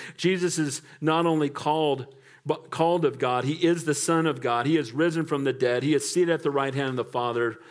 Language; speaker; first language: English; native; English